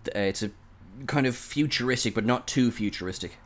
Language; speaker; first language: English; native; English